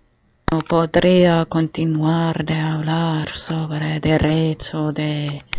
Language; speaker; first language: Spanish; non-native, fluent; German